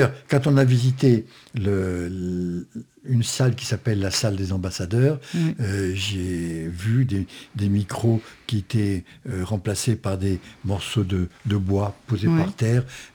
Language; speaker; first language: French; native; French